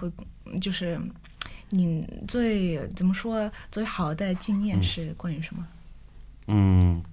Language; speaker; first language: Chinese; non-native, fluent; Russian